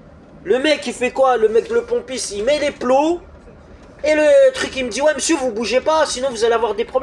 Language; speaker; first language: French; native; French